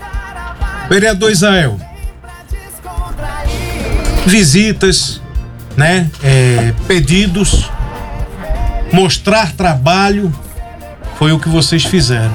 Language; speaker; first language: Portuguese; native; Portuguese